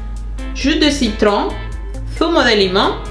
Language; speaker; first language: French; non-native, fluent; Spanish